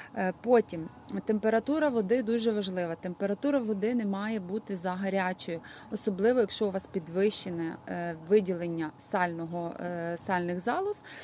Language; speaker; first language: Ukrainian; native; Ukrainian